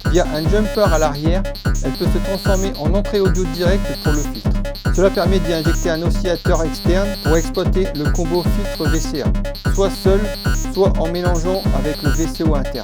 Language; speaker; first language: French; native; French